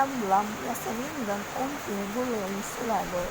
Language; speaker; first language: Turkish; non-native, learner; Indonesian